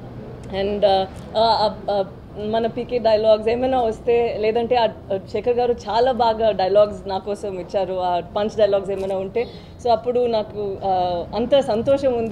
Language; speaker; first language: Telugu; non-native, learner; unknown